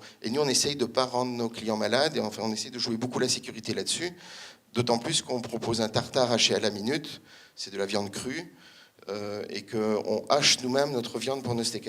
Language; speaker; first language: French; native; French